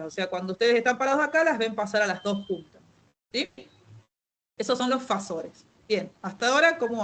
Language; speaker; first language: Spanish; native; Spanish